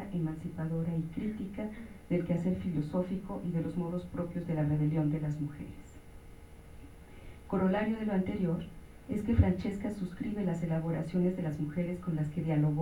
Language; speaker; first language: Spanish; native; Spanish